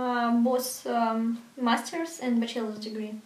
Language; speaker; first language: English; non-native, learner; Russian